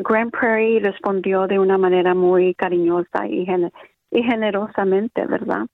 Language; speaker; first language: Spanish; early bilingual, other home language; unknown